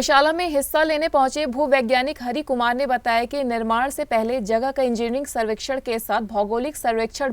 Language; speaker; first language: Hindi; native; Hindi